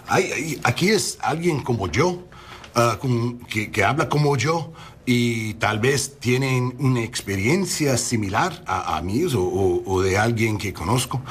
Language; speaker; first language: Spanish; non-native, learner; English